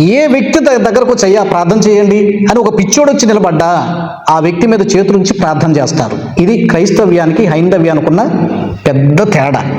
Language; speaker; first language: Telugu; native; Telugu